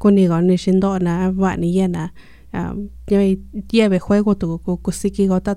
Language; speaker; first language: Spanish; early bilingual, heritage; Spanish